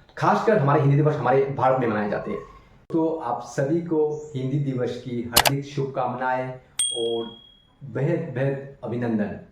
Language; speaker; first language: Hindi; non-native, local second language; Bangla